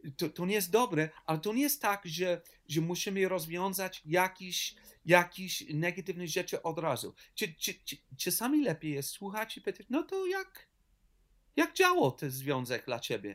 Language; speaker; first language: Polish; non-native, learner; English